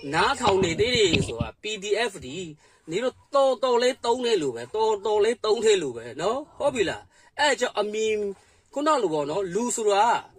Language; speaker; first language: Burmese; non-native, local second language; Kachin